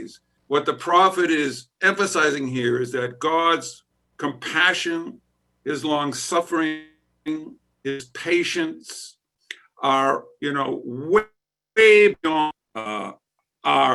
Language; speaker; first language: English; native; English